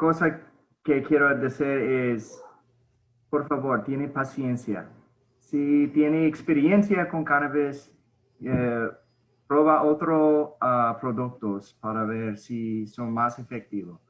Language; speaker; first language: Spanish; early bilingual, heritage; Spanish